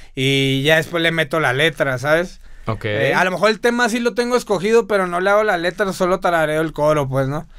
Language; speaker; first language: Spanish; native; Spanish